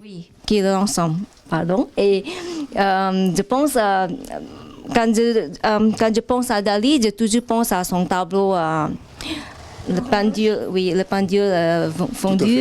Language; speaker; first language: French; non-native, fluent; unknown